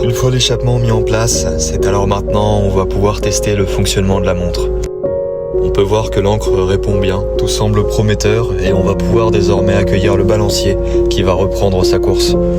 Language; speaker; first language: French; native; French